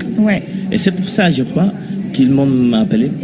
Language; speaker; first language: French; non-native, learner; Spanish